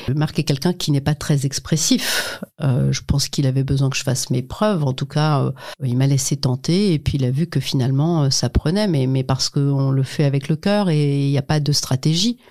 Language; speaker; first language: French; native; French